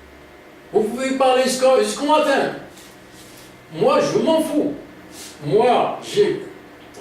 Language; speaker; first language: French; non-native, local second language; Arabic